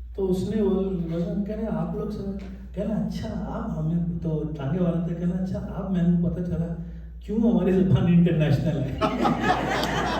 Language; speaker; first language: Urdu; native; Urdu